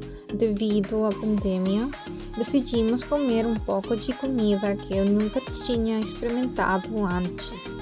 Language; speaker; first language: Portuguese; non-native, fluent; Korean